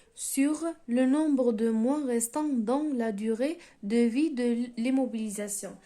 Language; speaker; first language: French; non-native, local second language; Arabic